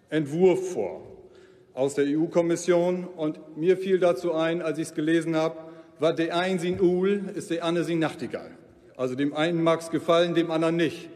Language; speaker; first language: German; non-native, local second language; Low German